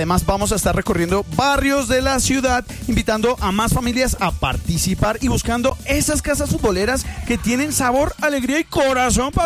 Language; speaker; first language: Spanish; native; Spanish